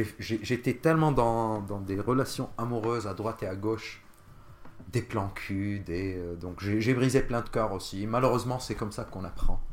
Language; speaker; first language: French; non-native, local second language; Arabic